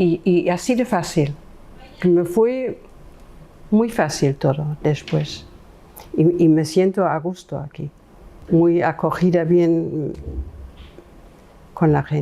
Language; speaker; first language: Spanish; non-native, fluent; German